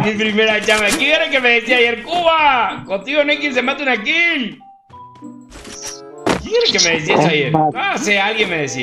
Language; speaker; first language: Spanish; native; Spanish